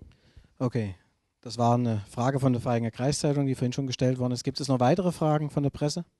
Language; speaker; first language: German; native; German